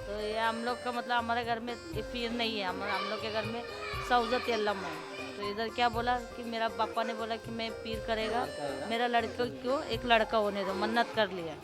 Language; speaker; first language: Hindi; non-native, local second language; Kannada